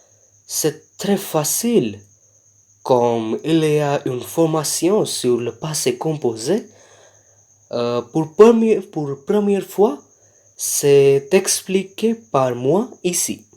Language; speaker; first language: French; non-native, learner; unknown